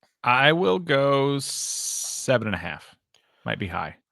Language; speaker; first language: English; native; English